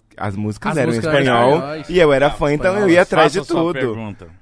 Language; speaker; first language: Portuguese; native; Portuguese